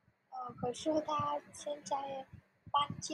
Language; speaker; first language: Chinese; non-native, learner; Vietnamese